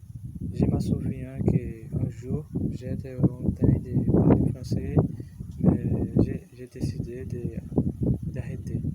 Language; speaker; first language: French; non-native, learner; Portuguese